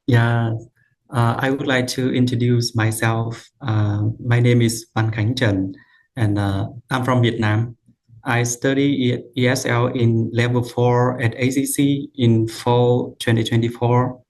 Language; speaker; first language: English; non-native, learner; Vietnamese